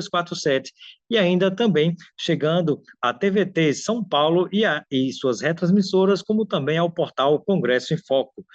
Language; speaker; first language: Portuguese; native; Portuguese